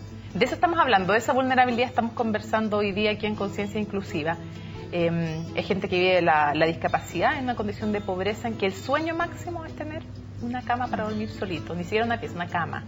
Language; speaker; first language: Spanish; native; Spanish